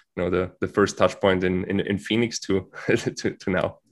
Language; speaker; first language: English; non-native, fluent; German